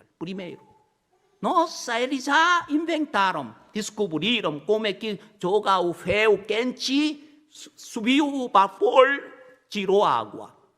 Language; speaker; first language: Portuguese; non-native, learner; Korean